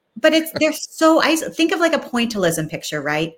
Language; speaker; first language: English; native; English